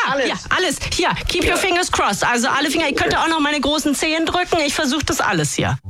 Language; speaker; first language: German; native; German